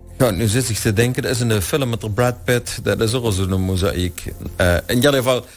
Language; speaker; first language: Dutch; non-native, local second language; Limburgish